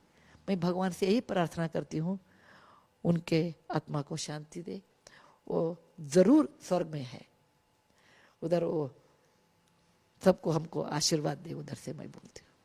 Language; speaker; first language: Hindi; non-native, local second language; Kannada